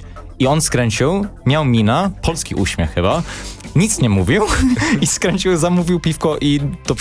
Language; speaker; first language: Polish; non-native, learner; English